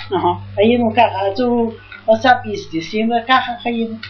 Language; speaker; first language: Hebrew; non-native, fluent; Yiddish